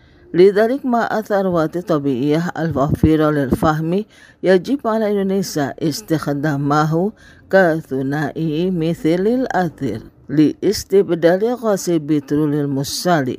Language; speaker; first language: Arabic; non-native, fluent; Indonesian